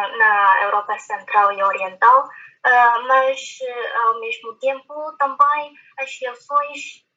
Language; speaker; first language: Portuguese; non-native, fluent; Chinese